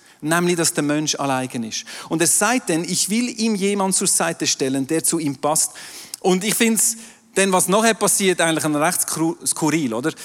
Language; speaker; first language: German; non-native, local second language; French